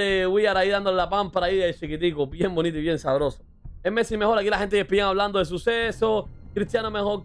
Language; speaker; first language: Spanish; native; Spanish